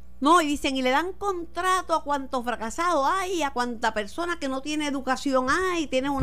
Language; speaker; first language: Spanish; native; Spanish